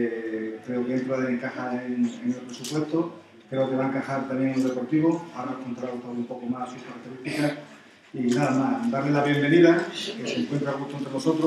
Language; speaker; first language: Spanish; native; Spanish